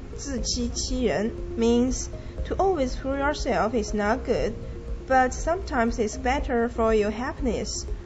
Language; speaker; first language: English; non-native, fluent; Chinese